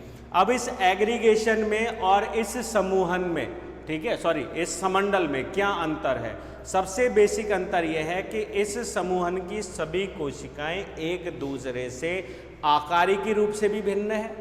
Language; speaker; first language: Hindi; native; Hindi